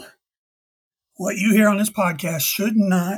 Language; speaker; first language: English; native; English